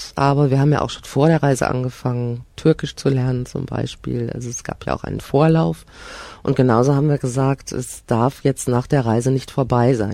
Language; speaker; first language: German; native; German